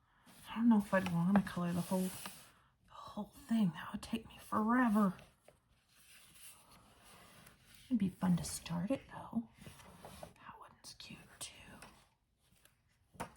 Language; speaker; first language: English; native; English